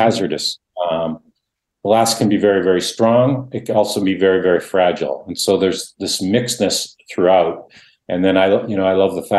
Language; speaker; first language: English; non-native, fluent; Dutch